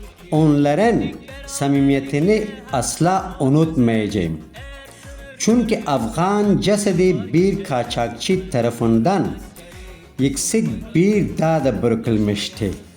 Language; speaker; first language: Turkish; non-native, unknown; Persian